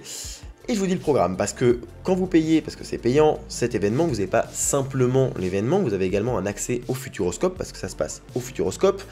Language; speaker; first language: French; native; French